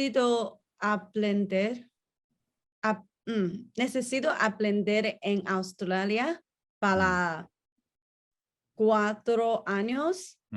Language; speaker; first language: Spanish; non-native, learner; Chinese